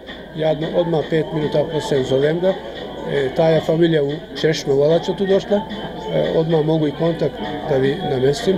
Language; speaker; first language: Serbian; early bilingual, heritage; Croatian